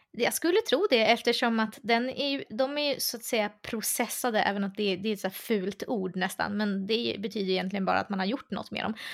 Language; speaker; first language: Swedish; native; Swedish